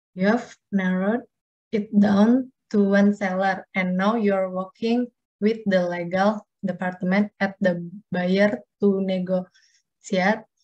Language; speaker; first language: English; non-native, learner; Indonesian